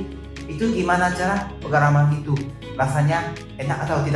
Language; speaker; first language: Indonesian; non-native, fluent; Japanese